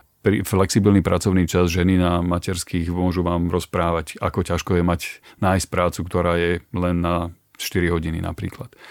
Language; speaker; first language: Slovak; native; Slovak